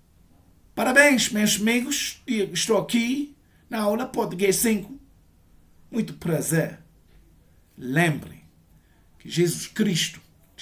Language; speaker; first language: Portuguese; non-native, learner; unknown